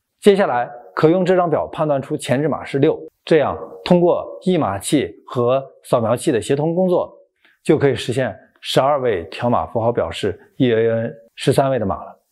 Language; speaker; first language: Chinese; native; Chinese